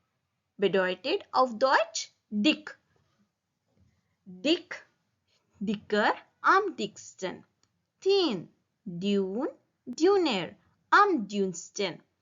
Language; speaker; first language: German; non-native, learner; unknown